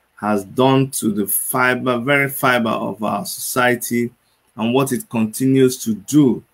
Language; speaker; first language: English; non-native, local second language; Igbo